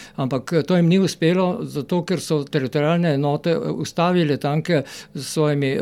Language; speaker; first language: Slovenian; native; Slovenian